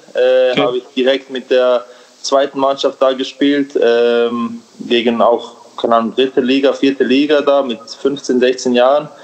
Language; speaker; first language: German; early bilingual, other home language; Serbian